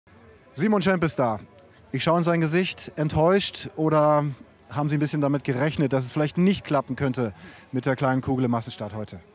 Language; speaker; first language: German; native; German